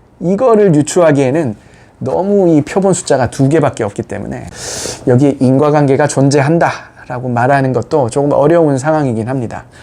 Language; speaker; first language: Korean; native; Korean